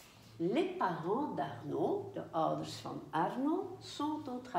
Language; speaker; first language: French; non-native, fluent; Dutch